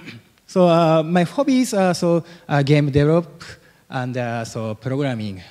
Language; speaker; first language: English; non-native, learner; Japanese